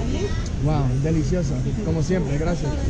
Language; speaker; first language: Spanish; non-native, learner; English